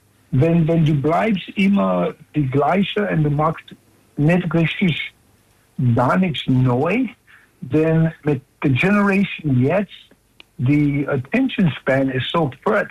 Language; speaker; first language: German; non-native, learner; English